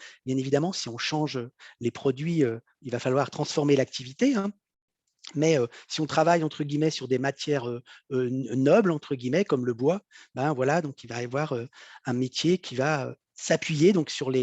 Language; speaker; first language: French; native; French